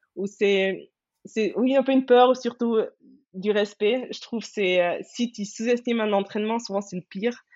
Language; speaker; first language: French; native; French